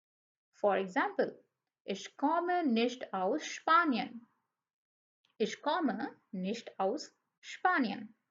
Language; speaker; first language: German; non-native, fluent; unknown